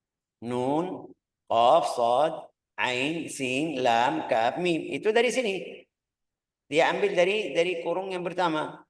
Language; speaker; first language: Indonesian; non-native, fluent; Arabic